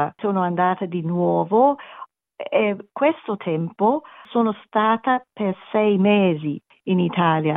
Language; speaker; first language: Italian; non-native, learner; German